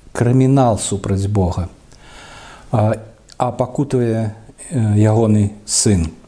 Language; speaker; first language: Belarusian; non-native, local second language; Russian